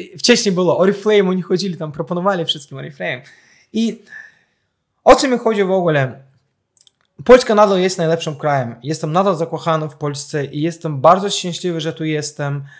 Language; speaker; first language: Polish; non-native, fluent; Azerbaijani